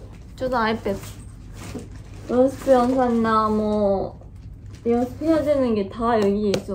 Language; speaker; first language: Korean; non-native, fluent; Japanese